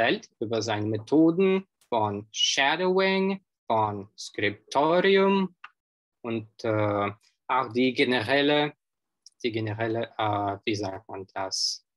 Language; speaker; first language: German; non-native, learner; Russian